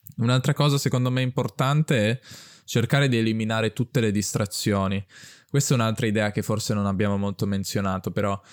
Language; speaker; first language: Italian; native; Italian